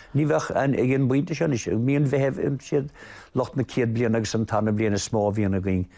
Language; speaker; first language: Irish; native; Irish